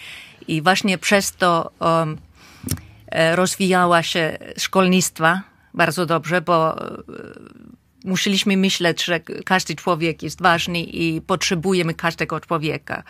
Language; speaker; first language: Polish; non-native, fluent; Finnish